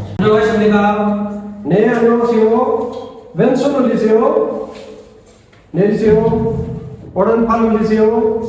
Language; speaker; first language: Korean; non-native, fluent; Urdu